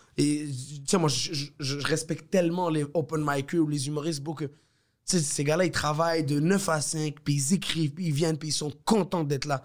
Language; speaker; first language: French; early bilingual, other home language; Arabic